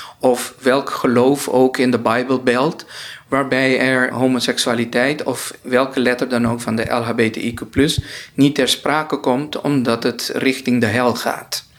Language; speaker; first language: Dutch; non-native, local second language; Papiamento